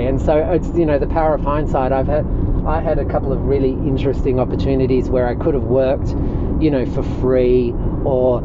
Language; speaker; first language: English; native; English